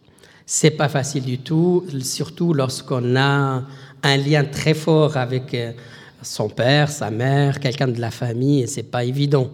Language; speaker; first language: French; non-native, local second language; Arabic